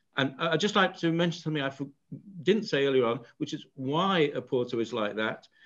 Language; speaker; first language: English; native; English